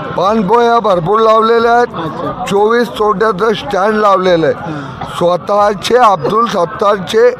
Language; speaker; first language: Marathi; native; Marathi